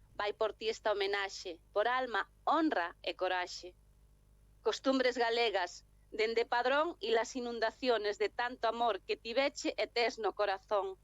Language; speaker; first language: Galician; native; Galician